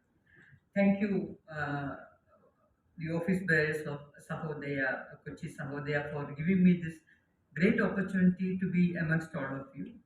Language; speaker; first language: English; non-native, local second language; Malayalam